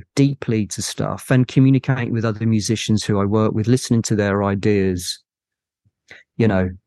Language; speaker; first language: English; native; English